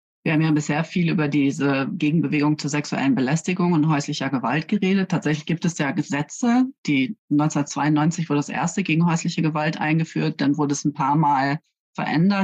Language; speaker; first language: German; native; German